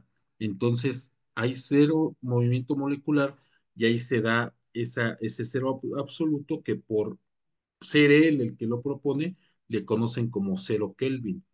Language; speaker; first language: Spanish; native; Spanish